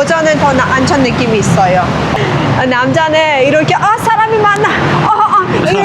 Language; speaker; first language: Korean; non-native, learner; Persian